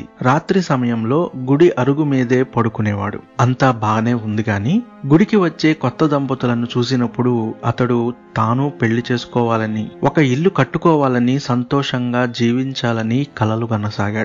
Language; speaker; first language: Telugu; native; Telugu